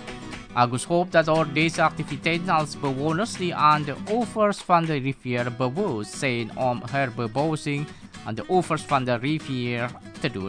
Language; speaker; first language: Dutch; non-native, fluent; Indonesian